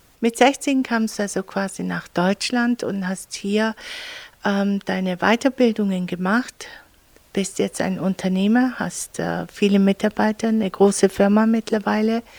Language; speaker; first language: German; native; German